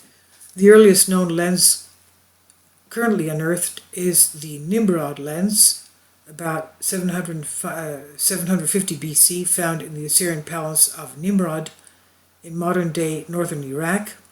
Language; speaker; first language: English; non-native, fluent; Greek